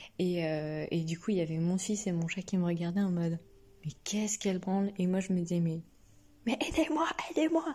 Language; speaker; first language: French; native; French